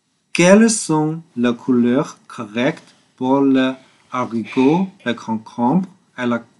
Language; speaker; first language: French; non-native, learner; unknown